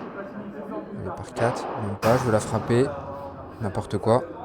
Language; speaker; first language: French; native; French